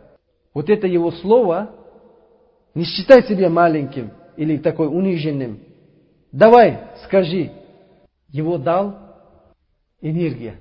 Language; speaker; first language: Russian; non-native, learner; Uzbek